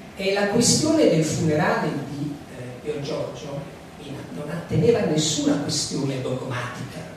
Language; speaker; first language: Italian; native; Italian